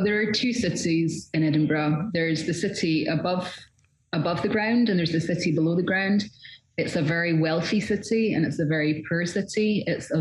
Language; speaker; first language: English; native; English